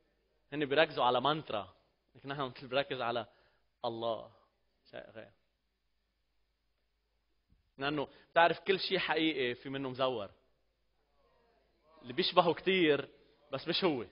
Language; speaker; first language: Arabic; native; Arabic